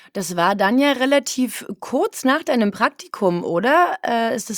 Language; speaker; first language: German; native; German